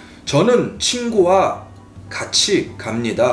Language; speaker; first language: Korean; early bilingual, heritage; Portuguese